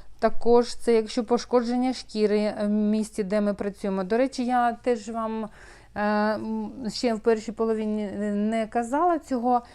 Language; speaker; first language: Ukrainian; non-native, local second language; Russian